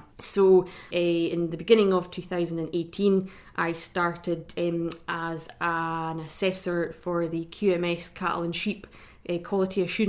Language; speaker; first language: English; native; English